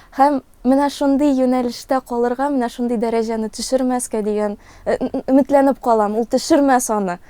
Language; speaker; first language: Tatar; non-native, local second language; Russian